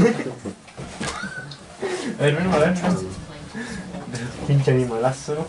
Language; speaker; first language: Spanish; early bilingual, heritage; Spanish